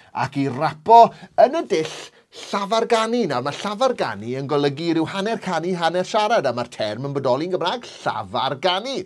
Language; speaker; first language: Welsh; native; Welsh